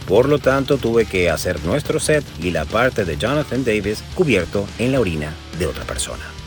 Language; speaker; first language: Spanish; native; Spanish